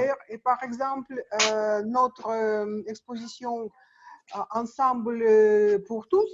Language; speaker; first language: French; non-native, learner; Russian